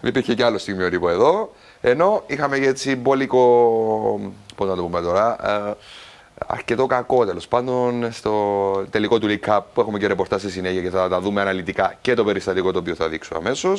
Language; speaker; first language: Greek; native; Greek